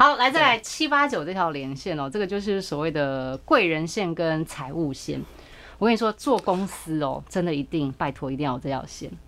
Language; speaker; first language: Chinese; native; Chinese